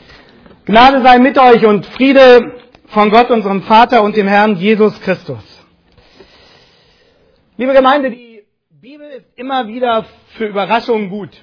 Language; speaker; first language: German; native; German